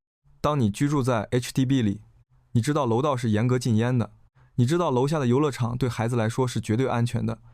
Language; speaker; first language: Chinese; native; Chinese